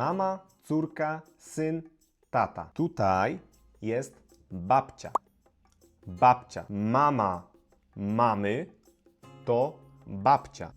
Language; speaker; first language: Polish; native; Polish